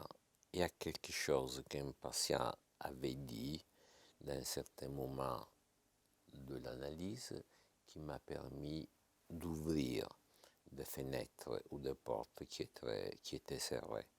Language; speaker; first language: French; non-native, fluent; Italian